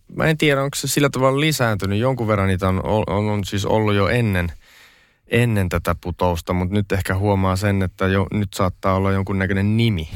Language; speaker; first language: Finnish; non-native, local second language; Swedish